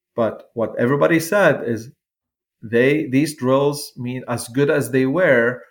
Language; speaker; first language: English; non-native, fluent; Arabic